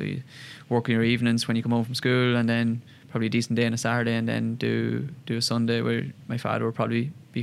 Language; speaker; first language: English; native; English